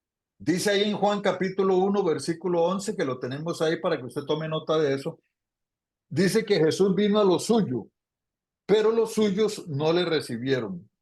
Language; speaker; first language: Spanish; native; Spanish